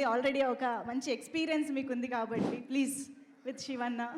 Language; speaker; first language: Telugu; native; Telugu